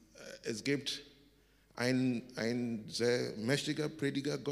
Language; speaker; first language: German; non-native, learner; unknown